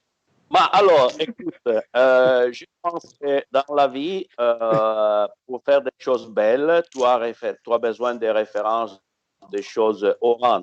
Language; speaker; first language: French; non-native, fluent; Italian